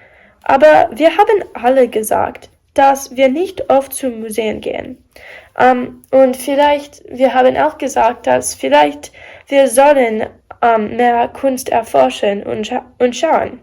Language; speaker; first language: German; non-native, learner; English